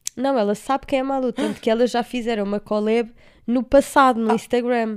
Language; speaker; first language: Portuguese; native; Portuguese